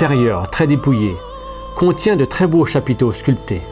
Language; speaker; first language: French; native; French